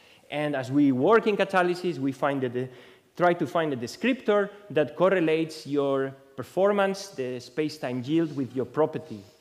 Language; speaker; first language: English; non-native, fluent; Spanish